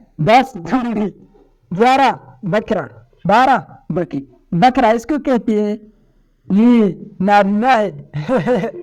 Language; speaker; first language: Urdu; non-native, local second language; Pashto